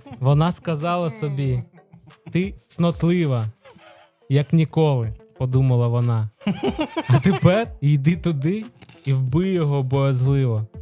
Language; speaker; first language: Ukrainian; non-native, local second language; Russian